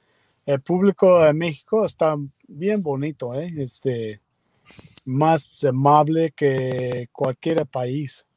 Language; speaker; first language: Spanish; non-native, learner; English